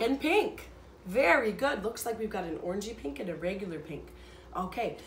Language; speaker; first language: English; native; English